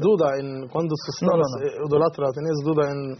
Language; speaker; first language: Portuguese; non-native, learner; Arabic